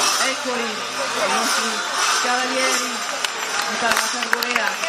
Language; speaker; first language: Italian; native; Italian